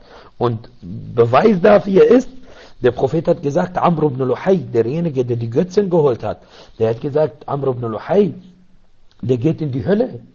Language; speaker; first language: German; non-native, learner; Arabic